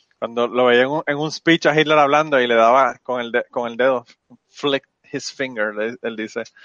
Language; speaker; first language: Spanish; native; Spanish